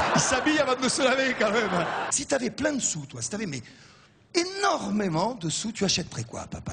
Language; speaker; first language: French; native; French